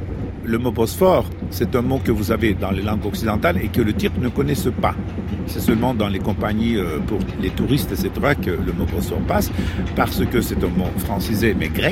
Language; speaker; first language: French; non-native, fluent; Turkish